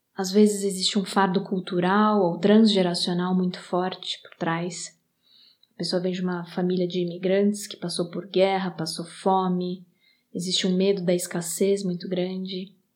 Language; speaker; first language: Portuguese; native; Portuguese